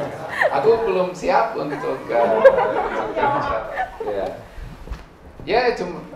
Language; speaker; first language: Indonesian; non-native, learner; English